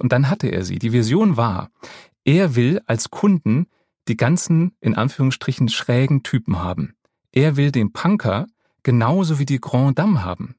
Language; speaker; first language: German; native; German